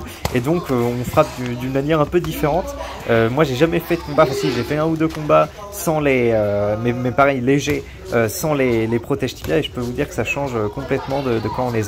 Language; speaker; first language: French; native; French